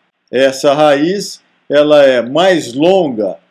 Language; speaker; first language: Portuguese; native; Portuguese